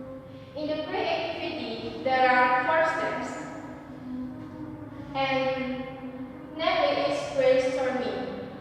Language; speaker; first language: English; non-native, learner; Indonesian